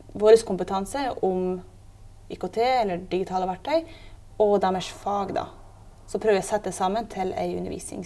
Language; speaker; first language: Norwegian; native; Norwegian